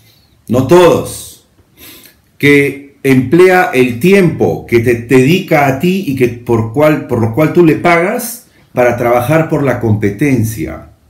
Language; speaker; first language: Spanish; native; Spanish